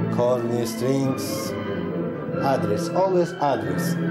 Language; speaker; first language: English; non-native, learner; Russian